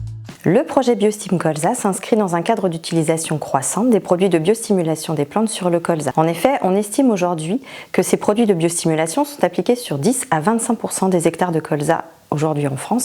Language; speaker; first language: French; native; French